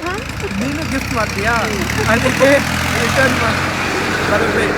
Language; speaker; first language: Kannada; non-native, learner; Hindi